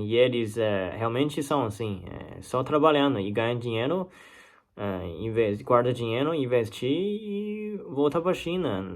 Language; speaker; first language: Portuguese; non-native, learner; Chinese